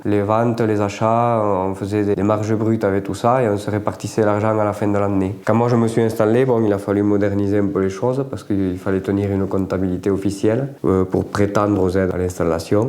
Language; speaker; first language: French; native; French